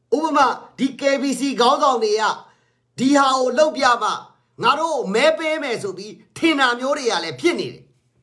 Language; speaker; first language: Burmese; non-native, local second language; Kachin